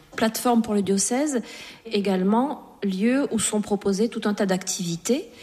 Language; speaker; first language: French; native; French